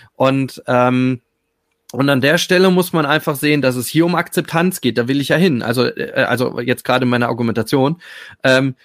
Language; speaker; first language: German; native; German